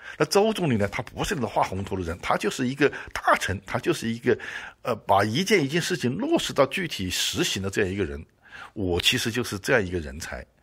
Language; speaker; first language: Chinese; native; Chinese